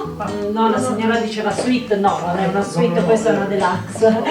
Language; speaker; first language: Italian; native; Italian